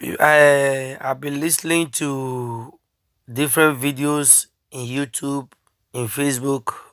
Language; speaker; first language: Nigerian Pidgin; non-native, local second language; Bini